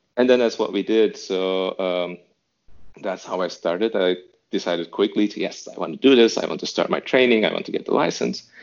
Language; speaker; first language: English; non-native, fluent; Turkish